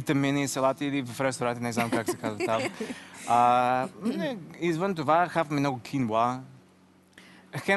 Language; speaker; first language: Bulgarian; non-native, learner; English